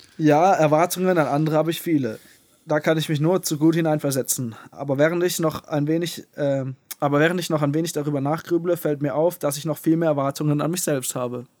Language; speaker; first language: German; native; German